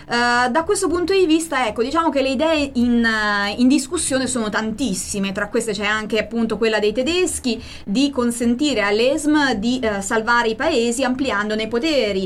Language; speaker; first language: Italian; native; Italian